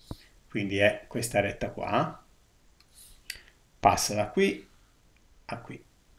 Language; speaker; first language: Italian; native; Italian